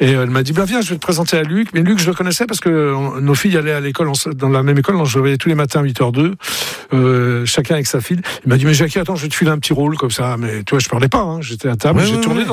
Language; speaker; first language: French; native; French